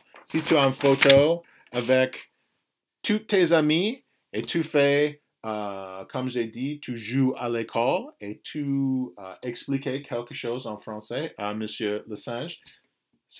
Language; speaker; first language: French; non-native, fluent; English